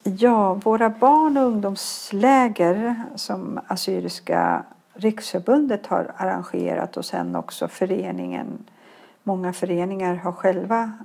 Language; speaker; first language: Swedish; early bilingual, other home language; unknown